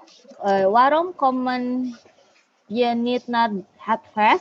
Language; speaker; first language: Dutch; non-native, learner; Indonesian